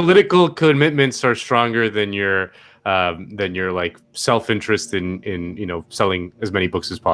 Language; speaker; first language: English; native; English